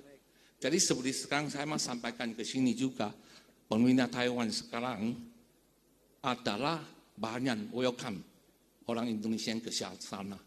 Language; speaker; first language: Indonesian; non-native, fluent; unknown